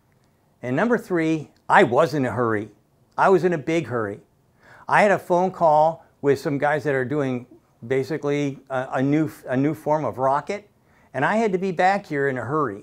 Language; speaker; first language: English; native; English